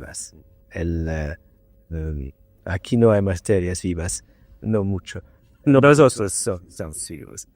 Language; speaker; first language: Spanish; non-native, learner; English